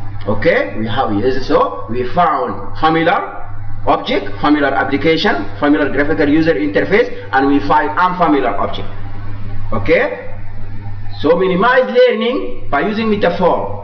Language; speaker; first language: English; non-native, fluent; Arabic